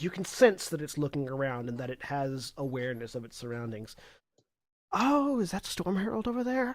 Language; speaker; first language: English; native; English